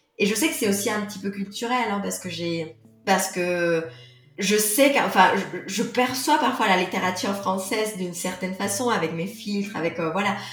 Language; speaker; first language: French; non-native, fluent; Spanish